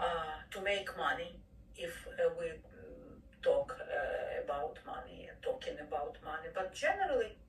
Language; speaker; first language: English; non-native, fluent; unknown